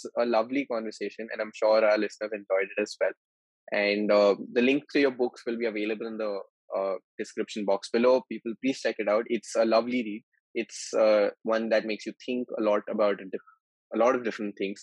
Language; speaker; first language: English; non-native, local second language; Hindi